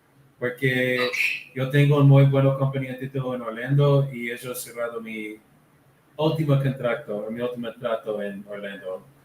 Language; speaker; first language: Spanish; non-native, learner; English